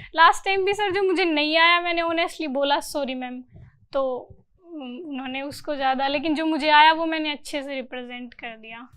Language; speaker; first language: Hindi; native; Hindi